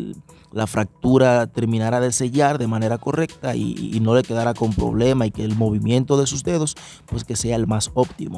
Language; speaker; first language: Spanish; native; Spanish